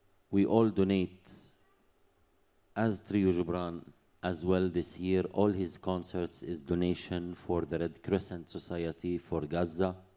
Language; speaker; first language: English; non-native, fluent; Arabic